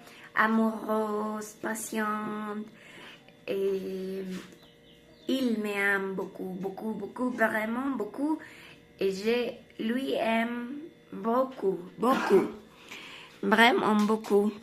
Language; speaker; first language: French; non-native, learner; Spanish